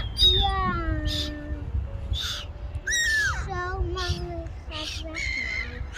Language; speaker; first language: Dutch; early bilingual, other home language; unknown